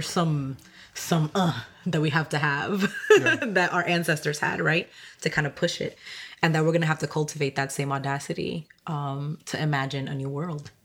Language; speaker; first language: English; non-native, fluent; Spanish